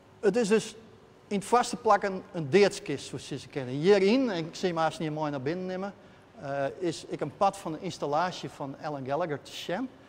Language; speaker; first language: Dutch; non-native, local second language; Western Frisian